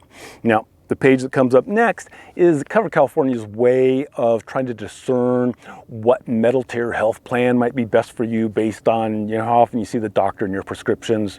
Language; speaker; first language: English; native; English